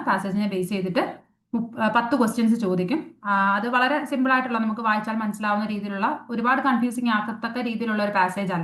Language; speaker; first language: Malayalam; native; Malayalam